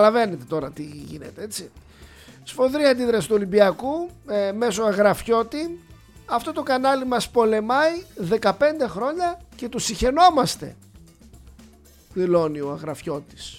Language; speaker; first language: Greek; native; Greek